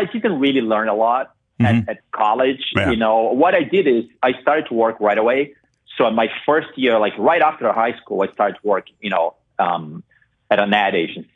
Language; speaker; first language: English; non-native, fluent; Portuguese